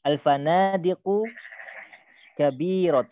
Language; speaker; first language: Arabic; non-native, learner; Indonesian